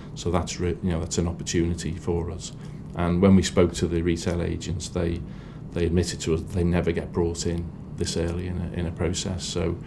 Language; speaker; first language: English; native; English